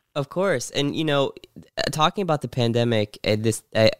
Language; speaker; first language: English; native; English